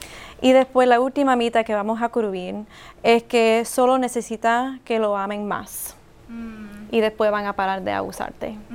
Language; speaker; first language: Spanish; early bilingual, heritage; English